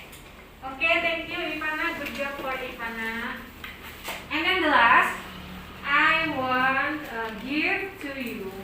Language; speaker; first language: English; non-native, learner; Indonesian